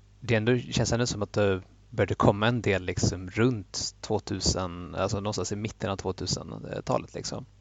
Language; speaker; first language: Swedish; native; Swedish